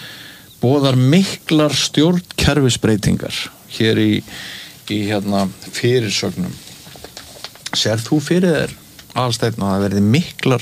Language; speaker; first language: Icelandic; native; Icelandic